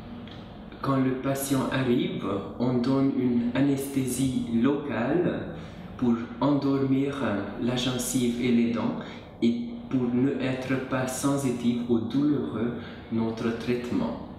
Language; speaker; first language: French; non-native, learner; Hungarian